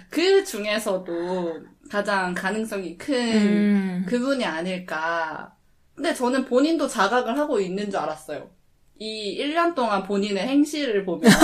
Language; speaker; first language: Korean; early bilingual, heritage; Korean